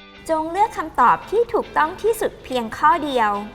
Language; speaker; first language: Thai; native; Thai